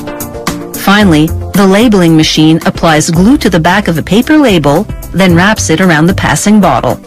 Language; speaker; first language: English; native; English